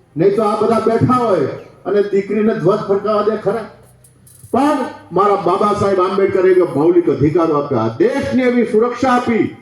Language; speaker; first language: Gujarati; native; Gujarati